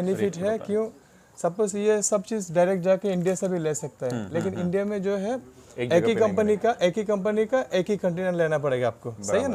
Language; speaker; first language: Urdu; non-native, fluent; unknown